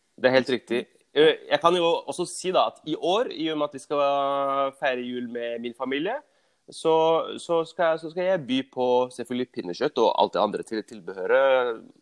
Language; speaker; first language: Norwegian; early bilingual, other home language; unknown